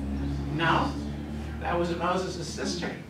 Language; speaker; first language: English; native; English